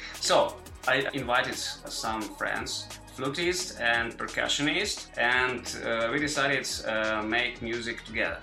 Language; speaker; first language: English; non-native, learner; Ukrainian